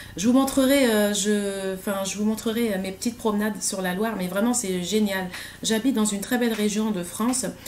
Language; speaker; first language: French; native; French